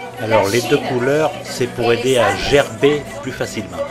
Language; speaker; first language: French; native; French